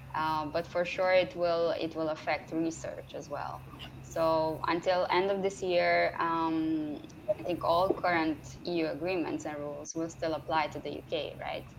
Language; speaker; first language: English; non-native, fluent; Romanian